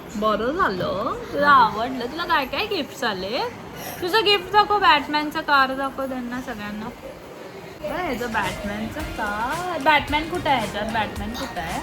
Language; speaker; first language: Marathi; non-native, local second language; Hindi